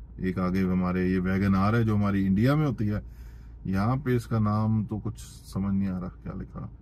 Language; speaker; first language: Hindi; non-native, local second language; Punjabi